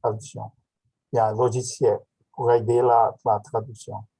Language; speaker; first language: French; non-native, learner; Portuguese